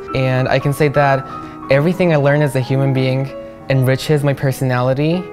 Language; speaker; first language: English; non-native, fluent; Turkish